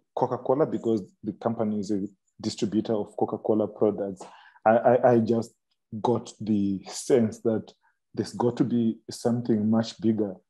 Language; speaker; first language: English; non-native, local second language; Shona